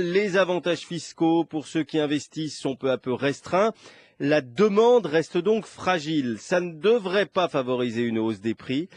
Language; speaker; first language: French; native; French